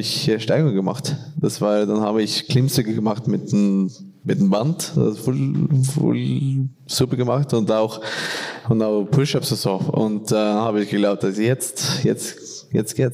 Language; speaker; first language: German; non-native, fluent; Norwegian